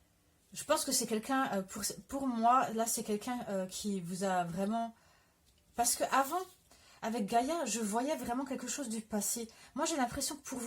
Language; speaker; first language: French; native; French